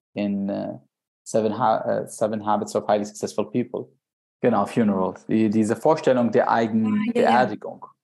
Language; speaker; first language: German; non-native, fluent; Arabic